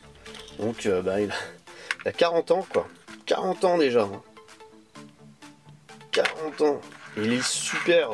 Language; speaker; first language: French; native; French